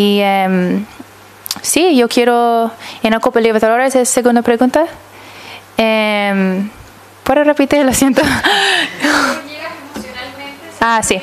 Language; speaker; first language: Spanish; early bilingual, heritage; English